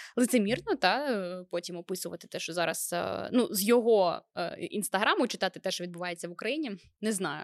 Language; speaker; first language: Ukrainian; native; Ukrainian